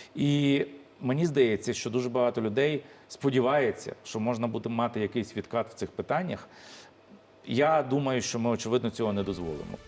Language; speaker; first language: Ukrainian; native; Ukrainian